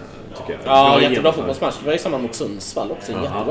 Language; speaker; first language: Swedish; native; Swedish